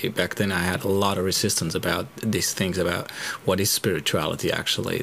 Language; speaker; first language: English; non-native, fluent; German